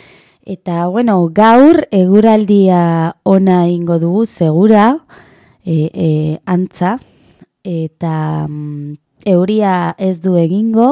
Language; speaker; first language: Basque; non-native, learner; Spanish